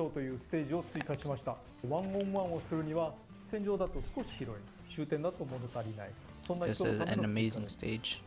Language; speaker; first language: Japanese; native; Japanese